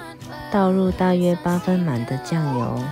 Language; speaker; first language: Chinese; native; Chinese